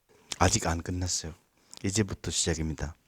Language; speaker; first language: Korean; non-native, fluent; Hindi